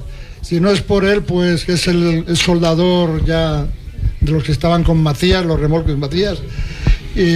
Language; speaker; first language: Spanish; native; Spanish